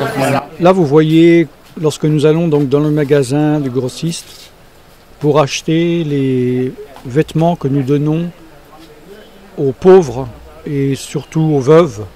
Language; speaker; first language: French; native; French